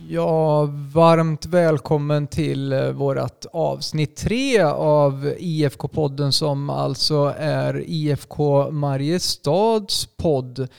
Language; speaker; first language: Swedish; native; Swedish